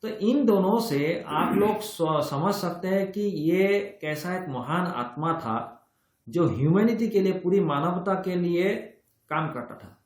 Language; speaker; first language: Hindi; non-native, local second language; Assamese